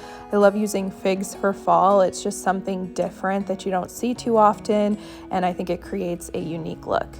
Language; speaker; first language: English; native; English